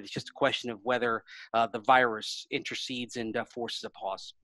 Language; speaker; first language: English; native; English